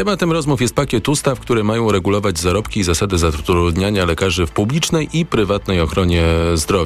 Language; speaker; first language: Polish; native; Polish